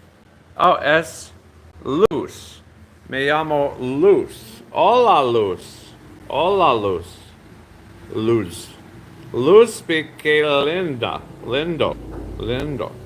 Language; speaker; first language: Spanish; non-native, learner; English